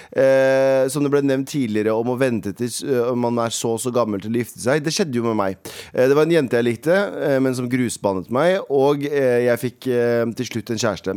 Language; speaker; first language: Norwegian; early bilingual, other home language; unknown